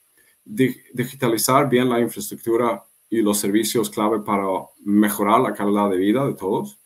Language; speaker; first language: Spanish; non-native, fluent; Swedish